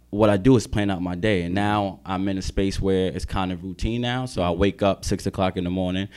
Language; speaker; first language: English; native; English